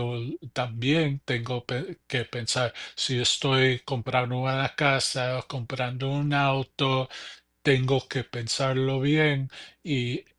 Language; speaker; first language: Spanish; early bilingual, heritage; English